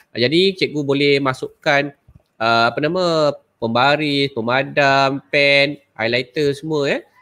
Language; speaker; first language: Malay; native; Malay